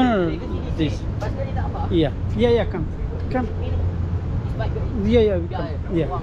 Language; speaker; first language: English; non-native, learner; Nepali